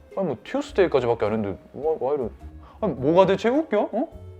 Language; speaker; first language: Korean; native; Korean